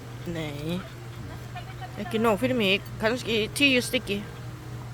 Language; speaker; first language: Icelandic; non-native, learner; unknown